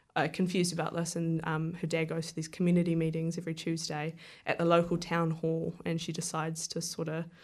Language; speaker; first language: English; native; English